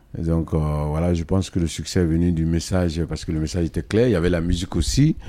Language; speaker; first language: French; non-native, local second language; Dyula